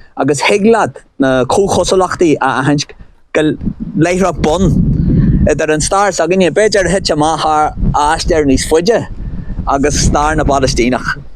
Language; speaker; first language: Irish; non-native, local second language; English